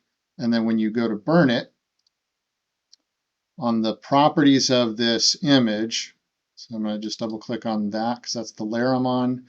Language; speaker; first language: English; native; English